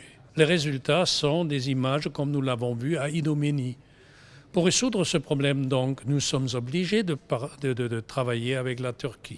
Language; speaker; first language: French; non-native, fluent; German